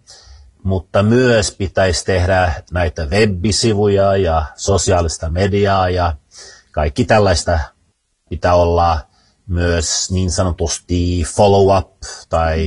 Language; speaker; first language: Finnish; early bilingual, heritage; Finnish